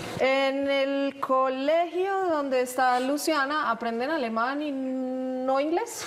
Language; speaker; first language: Spanish; native; Spanish